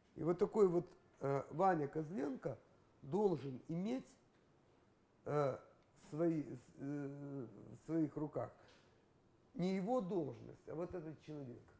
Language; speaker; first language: Russian; native; Russian